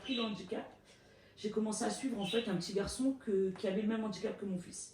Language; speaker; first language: French; native; French